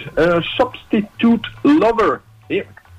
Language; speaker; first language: Dutch; native; Dutch